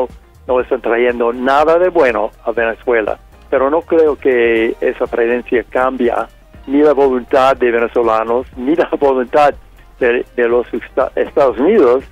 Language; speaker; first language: Spanish; non-native, fluent; English